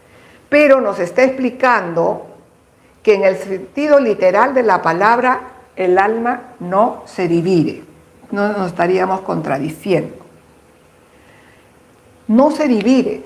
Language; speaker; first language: Spanish; native; Spanish